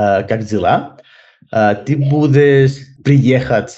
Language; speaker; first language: Russian; non-native, learner; Spanish